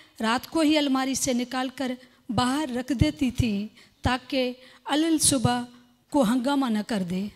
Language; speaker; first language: Urdu; non-native, local second language; Sindhi